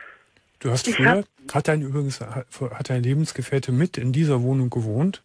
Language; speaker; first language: German; native; German